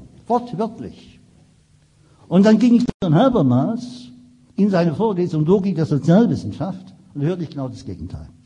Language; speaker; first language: German; native; German